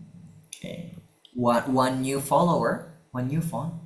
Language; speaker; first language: English; non-native, fluent; Indonesian